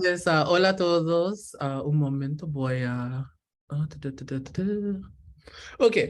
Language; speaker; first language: Spanish; non-native, learner; English